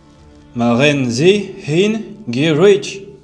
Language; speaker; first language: German; non-native, learner; French